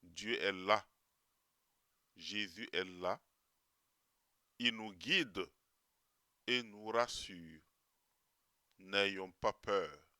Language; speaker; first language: French; native; French